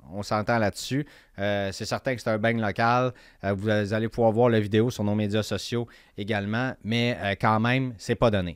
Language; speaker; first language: French; native; French